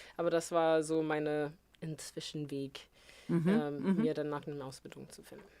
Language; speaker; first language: German; non-native, fluent; English